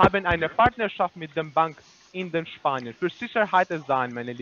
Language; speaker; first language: German; non-native, learner; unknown